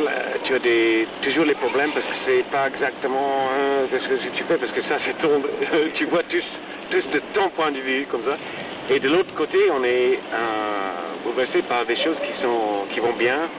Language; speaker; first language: French; non-native, fluent; English